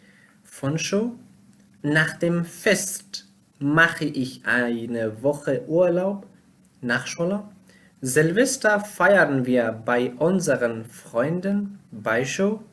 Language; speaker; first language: German; non-native, learner; Pashto